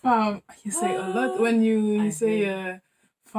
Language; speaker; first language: English; non-native, learner; French